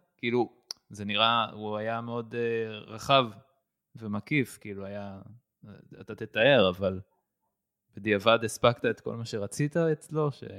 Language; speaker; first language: Hebrew; native; Hebrew